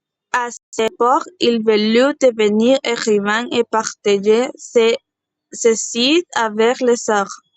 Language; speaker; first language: French; non-native, learner; Spanish